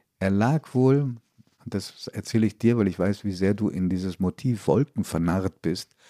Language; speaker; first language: German; early bilingual, other home language; Italian